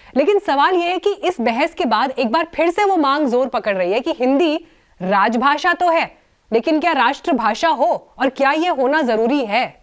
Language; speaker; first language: Hindi; native; Hindi